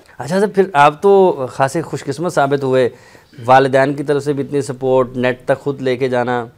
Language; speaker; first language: Urdu; non-native, local second language; Punjabi